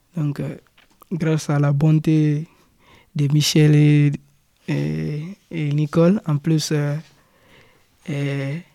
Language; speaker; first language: French; non-native, local second language; Fula